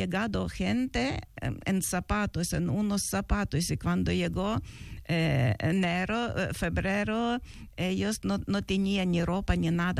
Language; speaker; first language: Spanish; non-native, learner; Ukrainian